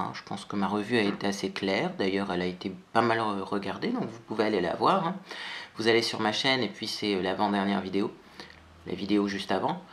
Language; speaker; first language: French; native; French